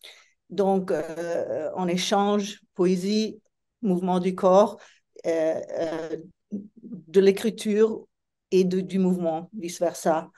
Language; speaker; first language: French; non-native, fluent; Italian